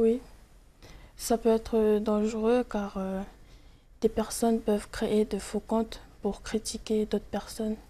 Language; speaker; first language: French; non-native, local second language; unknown